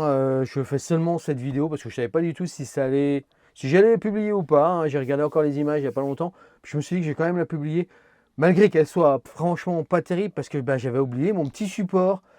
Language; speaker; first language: French; native; French